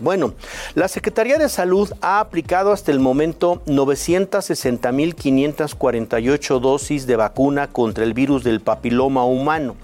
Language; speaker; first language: Spanish; native; Spanish